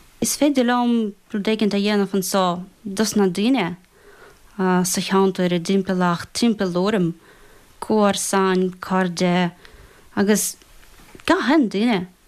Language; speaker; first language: Irish; non-native, fluent; Russian